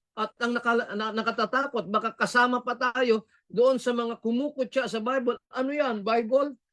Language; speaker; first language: Filipino; non-native, local second language; Cebuano